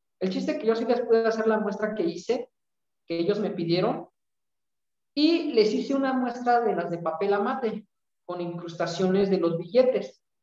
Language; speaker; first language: Spanish; native; Spanish